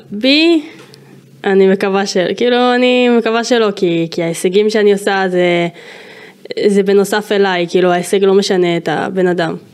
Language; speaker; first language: Hebrew; native; Hebrew